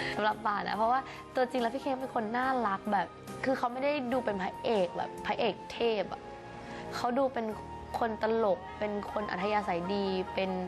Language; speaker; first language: Thai; native; Thai